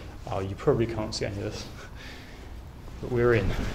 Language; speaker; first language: English; native; English